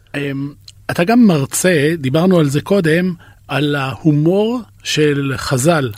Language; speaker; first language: Hebrew; native; Hebrew